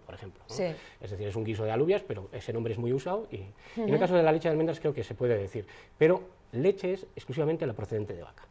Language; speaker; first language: Spanish; native; Spanish